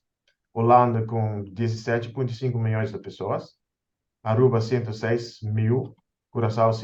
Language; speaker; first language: Portuguese; non-native, fluent; Papiamento